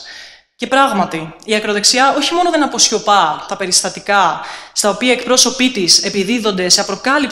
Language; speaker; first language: Greek; native; Greek